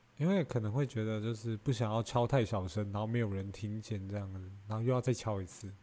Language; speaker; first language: Chinese; native; Chinese